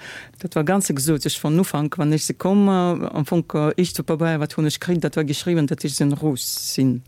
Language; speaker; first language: German; non-native, learner; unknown